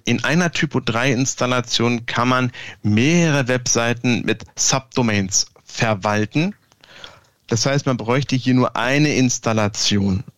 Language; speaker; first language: German; native; German